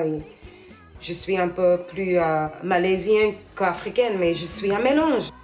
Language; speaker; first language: French; non-native, learner; English